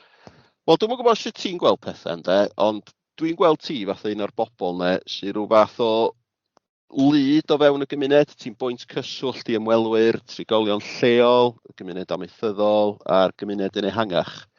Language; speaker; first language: Welsh; native; Welsh